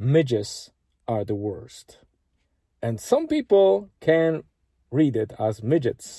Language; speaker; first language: English; non-native, fluent; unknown